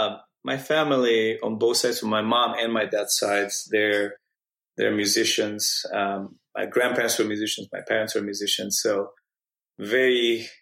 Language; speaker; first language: English; non-native, fluent; Romanian